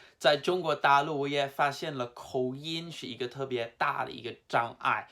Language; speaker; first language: Chinese; non-native, fluent; English